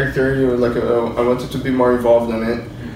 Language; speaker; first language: English; non-native, fluent; Portuguese